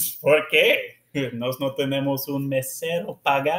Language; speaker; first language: Spanish; non-native, learner; English